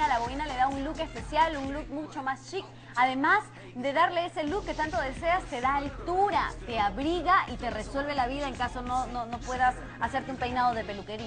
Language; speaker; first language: Spanish; native; Spanish